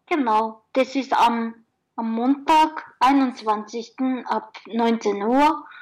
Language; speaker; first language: German; non-native, fluent; Japanese